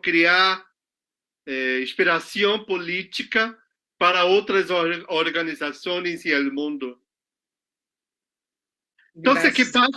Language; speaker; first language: Spanish; non-native, learner; Portuguese